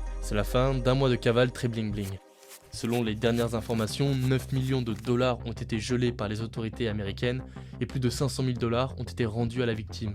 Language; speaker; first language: French; native; French